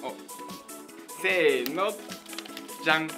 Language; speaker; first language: Japanese; native; Japanese